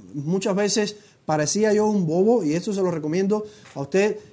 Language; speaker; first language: Spanish; native; Spanish